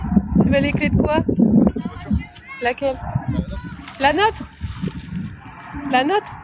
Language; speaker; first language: French; native; French